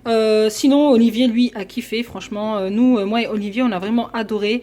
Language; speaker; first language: French; native; French